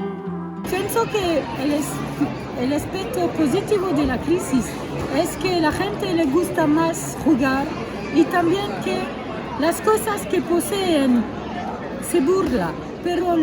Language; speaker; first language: Spanish; non-native, fluent; French